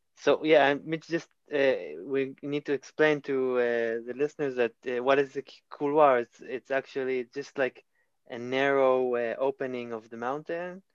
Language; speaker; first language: English; non-native, fluent; Hebrew